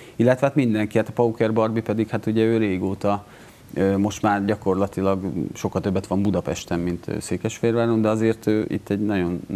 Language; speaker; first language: Hungarian; native; Hungarian